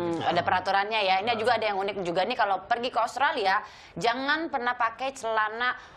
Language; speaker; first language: Indonesian; native; Indonesian